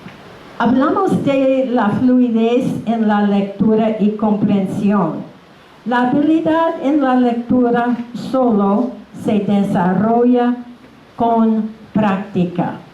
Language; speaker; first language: Spanish; non-native, fluent; English